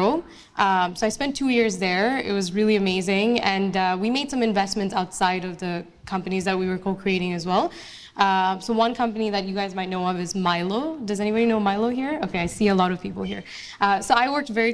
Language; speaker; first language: English; non-native, local second language; Bangla